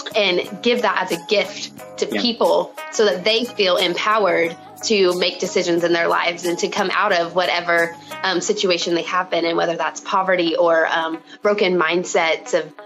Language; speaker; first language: English; native; English